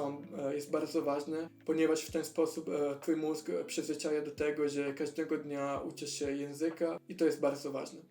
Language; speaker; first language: Polish; non-native, fluent; Italian